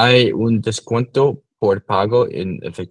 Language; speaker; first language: Spanish; non-native, learner; English